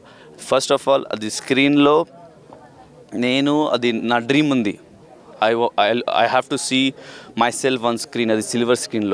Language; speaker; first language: Telugu; non-native, learner; Hindi